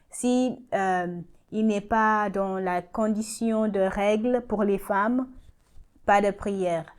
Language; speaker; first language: French; non-native, learner; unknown